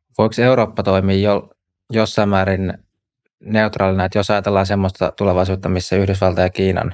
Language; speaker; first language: Finnish; native; Finnish